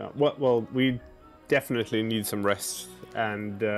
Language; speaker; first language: English; non-native, fluent; Norwegian